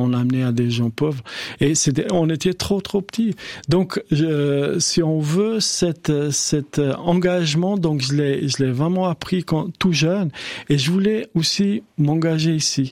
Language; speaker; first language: French; non-native, fluent; Albanian